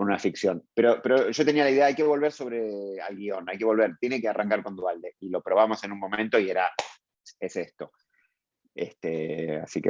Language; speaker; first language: Spanish; native; Spanish